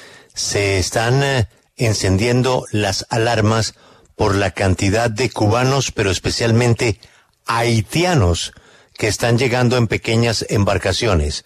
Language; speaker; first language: Spanish; native; Spanish